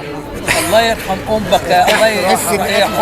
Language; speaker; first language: Arabic; native; Arabic